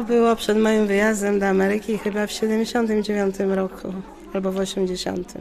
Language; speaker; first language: Polish; native; Polish